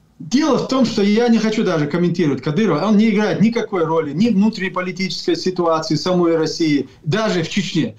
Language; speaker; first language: Russian; non-native, local second language; Chechen